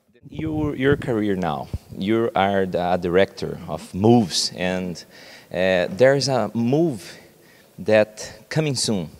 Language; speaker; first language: English; non-native, learner; Portuguese